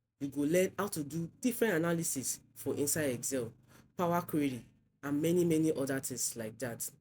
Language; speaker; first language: Nigerian Pidgin; non-native, local second language; Yoruba